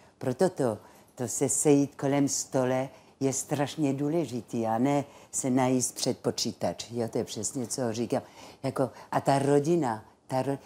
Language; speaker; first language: Czech; non-native, fluent; French